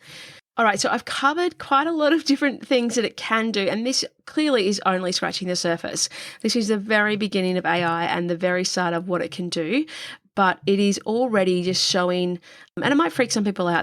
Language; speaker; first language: English; native; English